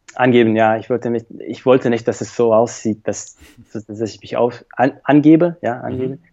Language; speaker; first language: German; non-native, fluent; Slovak